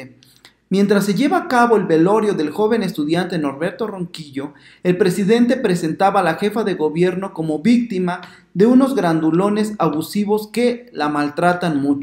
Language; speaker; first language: Spanish; native; Spanish